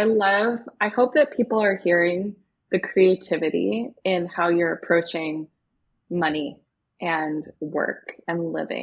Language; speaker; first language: English; native; English